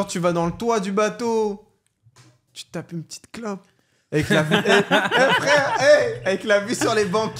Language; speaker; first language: French; native; French